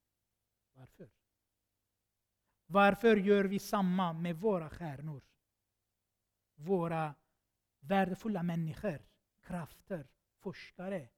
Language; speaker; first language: Swedish; non-native, fluent; Armenian